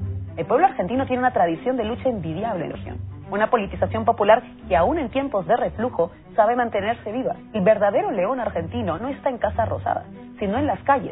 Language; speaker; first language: Spanish; native; Spanish